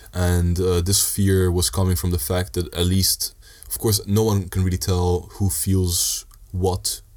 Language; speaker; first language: English; early bilingual, heritage; Dutch